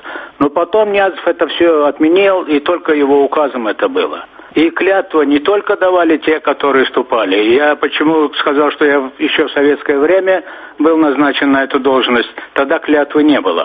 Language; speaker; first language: Russian; non-native, local second language; Turkmen